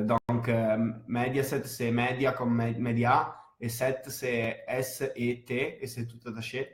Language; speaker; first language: French; non-native, fluent; Italian